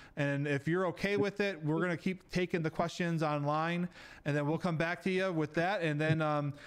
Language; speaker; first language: English; native; English